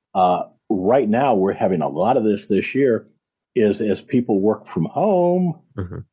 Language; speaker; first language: English; native; English